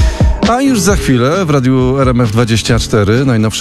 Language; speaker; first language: Polish; native; Polish